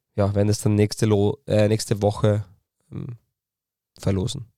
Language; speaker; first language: German; native; German